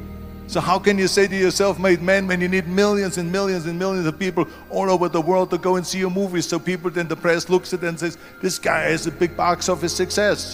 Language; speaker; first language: English; non-native, fluent; German